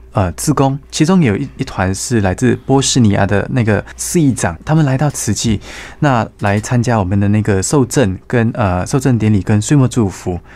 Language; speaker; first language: Chinese; native; Chinese